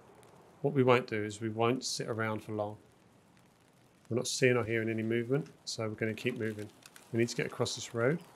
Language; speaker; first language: English; native; English